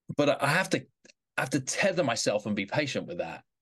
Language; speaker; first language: English; native; English